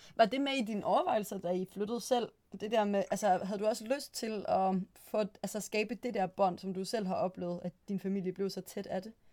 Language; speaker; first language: Danish; native; Danish